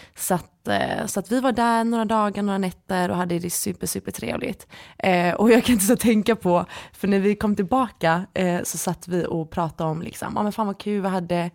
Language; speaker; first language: Swedish; early bilingual, other home language; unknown